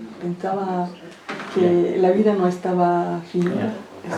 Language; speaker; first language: Spanish; non-native, learner; French